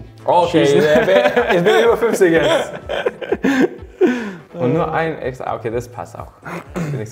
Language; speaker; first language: German; non-native, learner; Danish